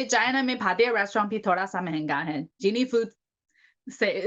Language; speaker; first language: Hindi; non-native, learner; Chinese